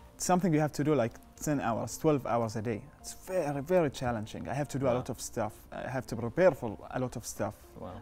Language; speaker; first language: English; non-native, fluent; Arabic